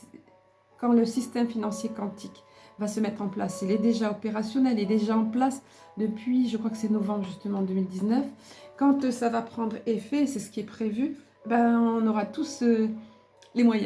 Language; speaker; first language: French; native; French